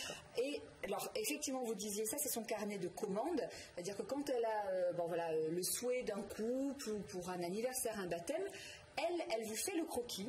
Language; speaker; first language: French; native; French